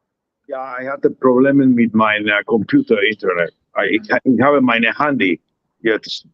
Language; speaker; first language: German; non-native, learner; Spanish